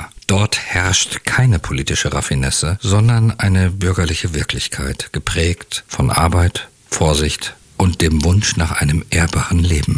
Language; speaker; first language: German; native; German